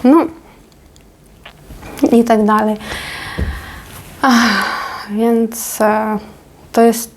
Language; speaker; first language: Polish; non-native, fluent; Ukrainian